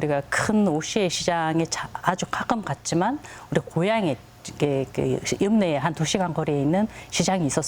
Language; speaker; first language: Korean; non-native, fluent; Kyrgyz